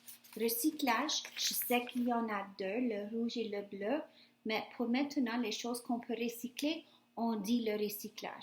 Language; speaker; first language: French; non-native, fluent; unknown